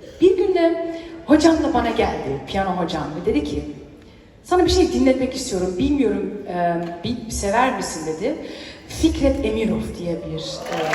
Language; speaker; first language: Turkish; early bilingual, heritage; Turkish